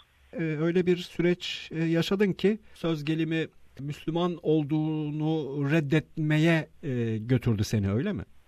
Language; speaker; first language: Turkish; native; Turkish